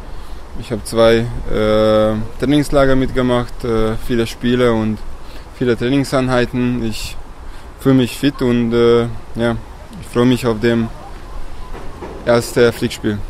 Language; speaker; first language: German; non-native, learner; Hungarian